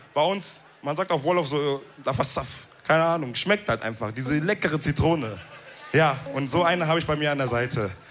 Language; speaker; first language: German; early bilingual, other home language; Wolof